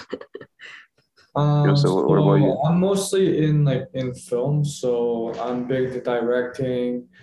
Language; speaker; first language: English; early bilingual, other home language; Korean